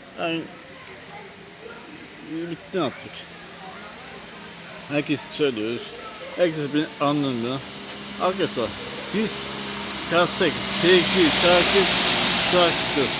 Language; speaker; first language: Turkish; non-native, learner; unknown